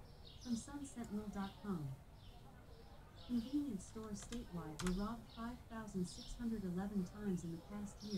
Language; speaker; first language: English; native; English